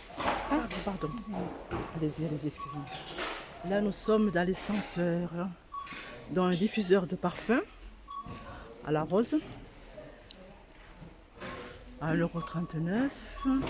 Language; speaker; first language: French; native; French